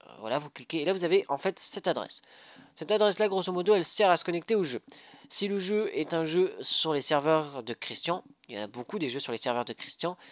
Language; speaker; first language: French; native; French